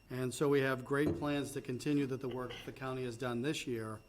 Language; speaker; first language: English; native; English